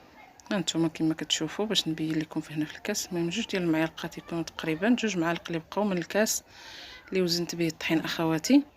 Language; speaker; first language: Arabic; native; Arabic